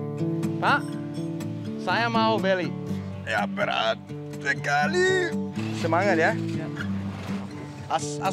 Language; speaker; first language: Indonesian; non-native, learner; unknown